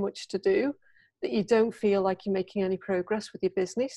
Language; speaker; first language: English; native; English